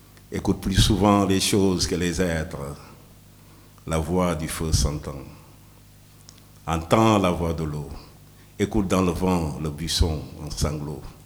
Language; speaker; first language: French; non-native, local second language; Wolof